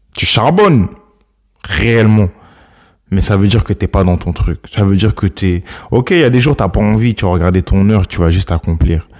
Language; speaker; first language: French; early bilingual, other home language; Akan